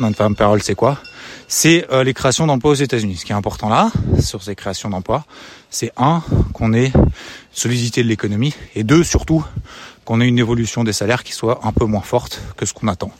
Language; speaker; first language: French; native; French